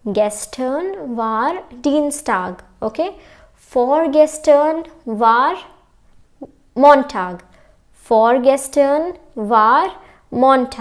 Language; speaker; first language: German; non-native, fluent; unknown